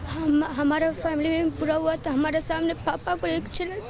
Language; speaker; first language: Hindi; early bilingual, other home language; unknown